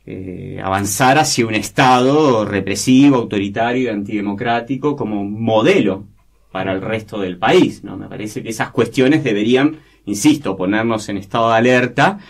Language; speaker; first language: Spanish; native; Spanish